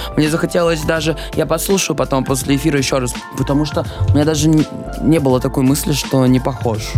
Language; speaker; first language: Russian; native; Russian